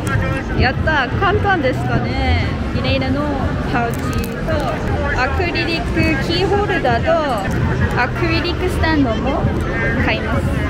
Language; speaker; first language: Japanese; non-native, learner; English